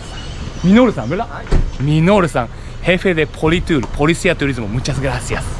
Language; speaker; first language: Spanish; non-native, learner; Japanese